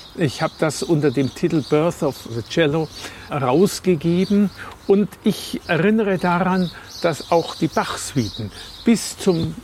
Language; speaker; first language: German; native; German